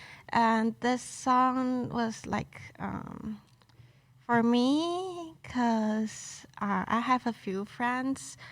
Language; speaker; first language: English; non-native, local second language; Chinese